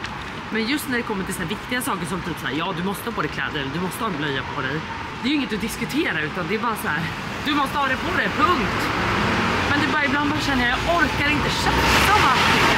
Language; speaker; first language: Swedish; native; Swedish